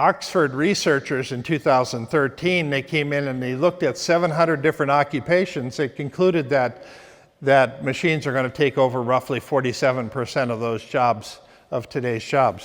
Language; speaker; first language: English; native; English